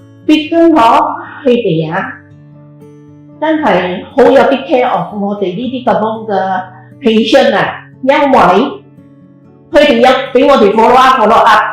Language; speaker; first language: Cantonese; native; Cantonese